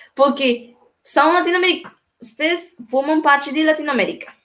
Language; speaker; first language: Portuguese; non-native, learner; Spanish